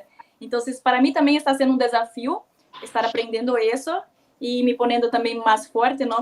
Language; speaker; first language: Spanish; non-native, learner; Portuguese